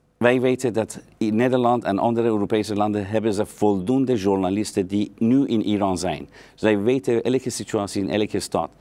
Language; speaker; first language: Dutch; non-native, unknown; Persian